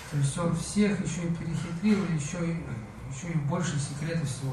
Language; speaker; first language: Russian; native; Russian